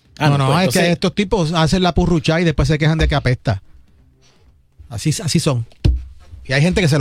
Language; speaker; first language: Spanish; native; Spanish